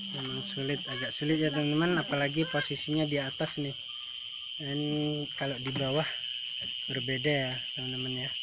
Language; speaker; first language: Indonesian; native; Indonesian